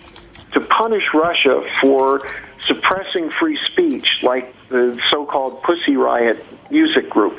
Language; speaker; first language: English; native; English